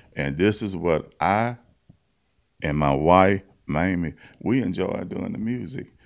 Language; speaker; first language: English; native; English